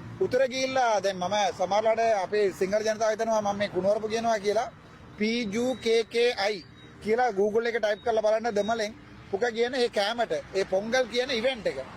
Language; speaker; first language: Sinhala; non-native, local second language; Tamil